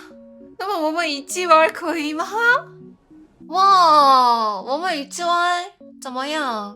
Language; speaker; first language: Chinese; non-native, learner; Korean